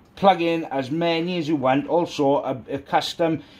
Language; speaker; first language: English; native; English